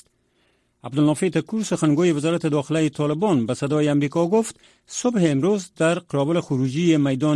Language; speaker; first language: Persian; native; Persian